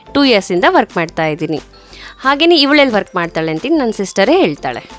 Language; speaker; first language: Kannada; native; Kannada